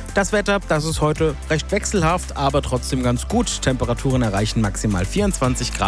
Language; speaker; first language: German; native; German